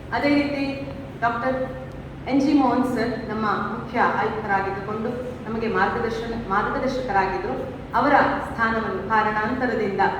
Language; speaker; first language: Kannada; native; Kannada